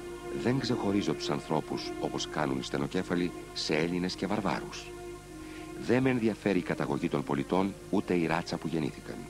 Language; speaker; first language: Greek; native; Greek